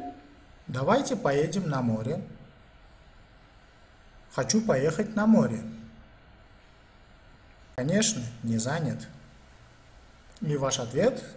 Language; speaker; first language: Russian; non-native, local second language; Uzbek